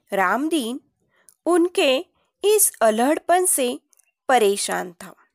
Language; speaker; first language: Hindi; non-native, local second language; Marathi